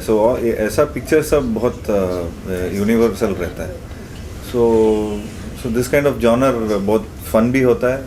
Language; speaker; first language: Hindi; non-native, local second language; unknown